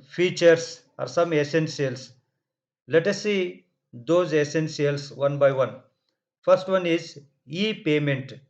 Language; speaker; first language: English; non-native, local second language; Kannada